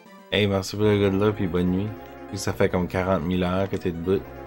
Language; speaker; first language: French; native; French